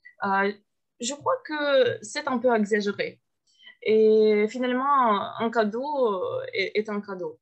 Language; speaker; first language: French; non-native, fluent; Russian